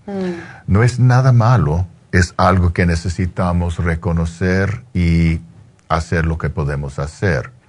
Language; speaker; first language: Spanish; early bilingual, heritage; Spanish